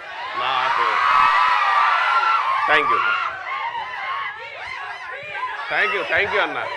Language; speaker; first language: Telugu; native; Telugu